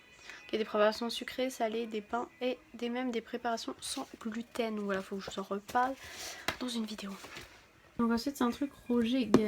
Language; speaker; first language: French; native; French